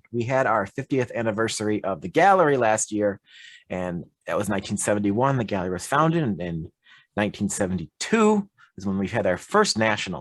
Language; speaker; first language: English; native; English